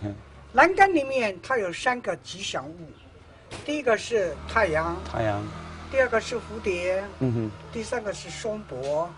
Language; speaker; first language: Chinese; native; Chinese